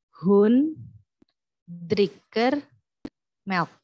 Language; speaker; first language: Norwegian; non-native, fluent; Indonesian